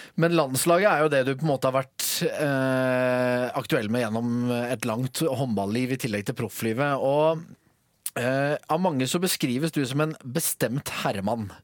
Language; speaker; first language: Norwegian; native; Norwegian